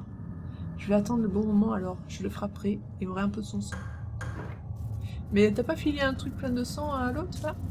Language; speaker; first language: French; native; French